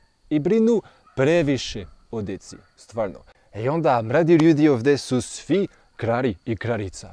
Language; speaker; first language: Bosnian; non-native, fluent; French